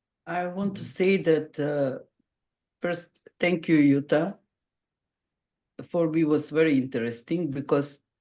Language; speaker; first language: English; non-native, fluent; Macedonian